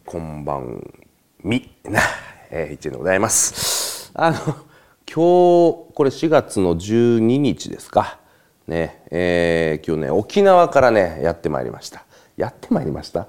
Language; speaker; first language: Japanese; native; Japanese